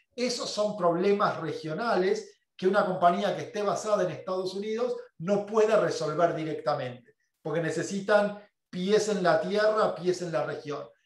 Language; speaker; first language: Spanish; native; Spanish